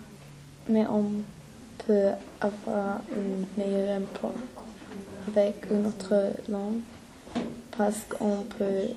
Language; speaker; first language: French; non-native, learner; English